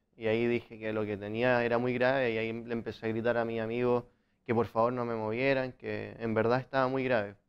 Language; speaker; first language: Spanish; native; Spanish